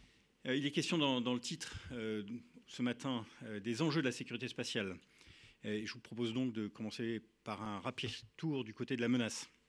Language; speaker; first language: French; native; French